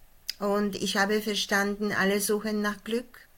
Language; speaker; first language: German; non-native, fluent; Polish